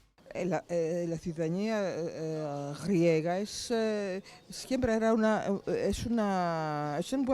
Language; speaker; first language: Spanish; non-native, fluent; Greek